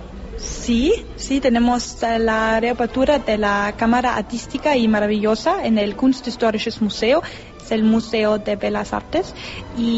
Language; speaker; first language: Spanish; non-native, learner; German